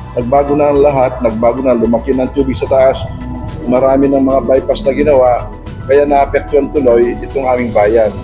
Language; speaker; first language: Filipino; non-native, local second language; Pampanga